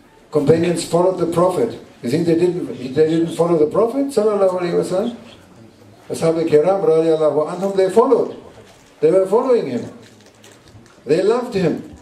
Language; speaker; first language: English; non-native, fluent; German